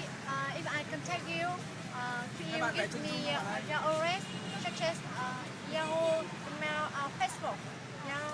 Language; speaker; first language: English; non-native, learner; Vietnamese